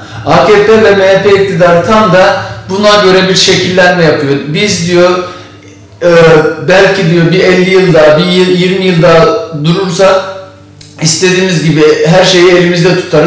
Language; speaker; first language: Turkish; native; Turkish